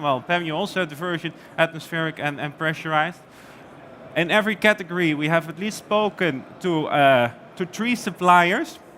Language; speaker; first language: English; non-native, fluent; Dutch